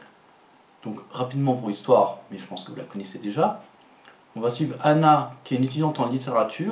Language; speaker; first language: French; native; French